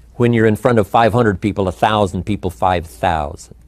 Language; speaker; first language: English; native; English